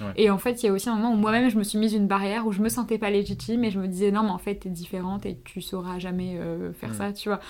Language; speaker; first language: French; native; French